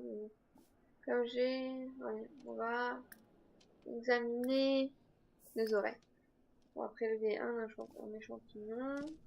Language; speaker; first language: French; native; French